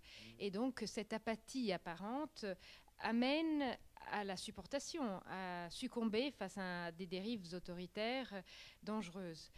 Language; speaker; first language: French; non-native, fluent; Italian